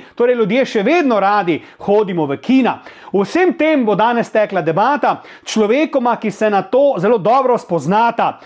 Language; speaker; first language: Slovenian; native; Slovenian